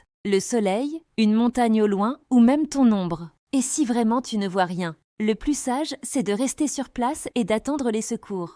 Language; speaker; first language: French; native; French